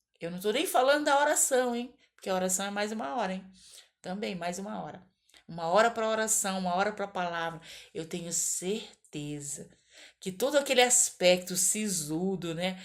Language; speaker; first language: Portuguese; native; Portuguese